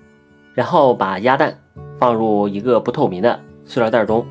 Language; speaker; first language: Chinese; native; Chinese